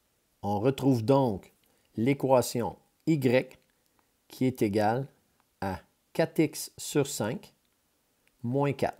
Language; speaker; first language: French; native; French